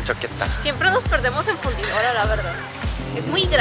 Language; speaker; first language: Spanish; native; Spanish